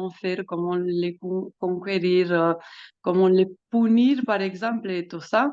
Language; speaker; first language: French; non-native, fluent; Romanian